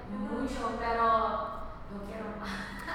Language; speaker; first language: Spanish; non-native, learner; English